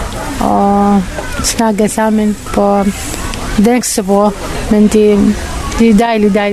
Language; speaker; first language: Danish; non-native, learner; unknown